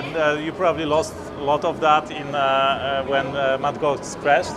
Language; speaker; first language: English; non-native, fluent; Polish